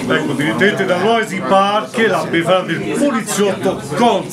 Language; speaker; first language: Italian; native; Italian